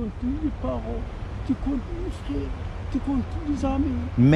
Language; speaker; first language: French; non-native, learner; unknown